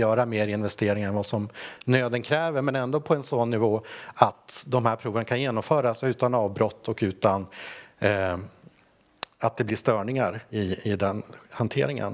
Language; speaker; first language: Swedish; native; Swedish